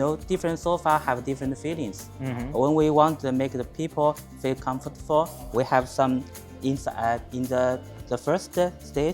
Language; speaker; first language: English; non-native, learner; Chinese